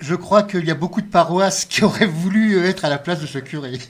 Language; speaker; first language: French; native; French